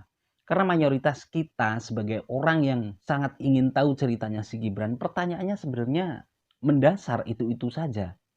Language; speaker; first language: Indonesian; native; Indonesian